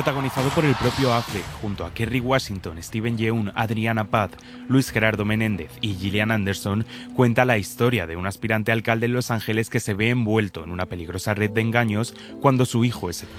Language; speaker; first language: Spanish; native; Spanish